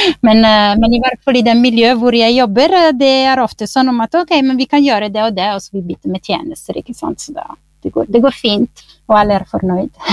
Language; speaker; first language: Norwegian; non-native, fluent; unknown